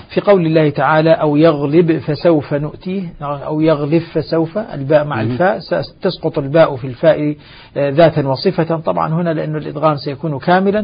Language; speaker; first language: Arabic; native; Arabic